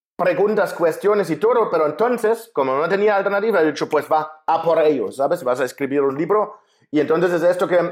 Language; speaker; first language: Spanish; non-native, fluent; German